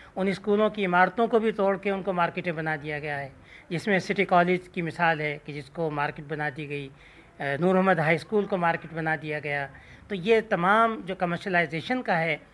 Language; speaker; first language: Urdu; non-native, local second language; Sindhi